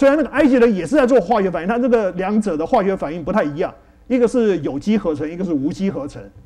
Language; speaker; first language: Chinese; native; Chinese